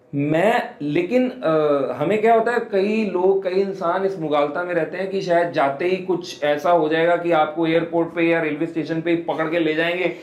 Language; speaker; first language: Hindi; native; Hindi